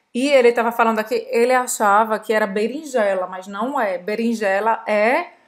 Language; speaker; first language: Portuguese; native; Portuguese